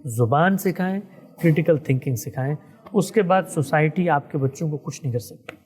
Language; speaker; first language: Urdu; native; Urdu